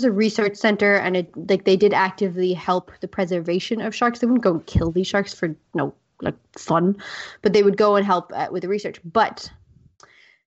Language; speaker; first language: English; native; English